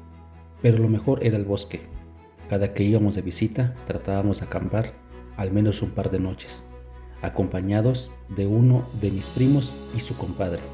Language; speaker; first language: Spanish; native; Spanish